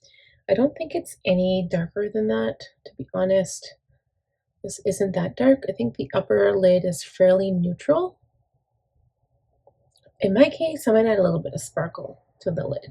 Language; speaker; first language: English; native; English